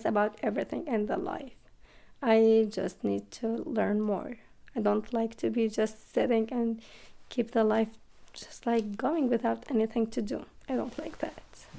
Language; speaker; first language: English; non-native, learner; Arabic